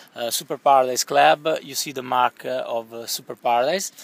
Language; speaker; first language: English; non-native, learner; Italian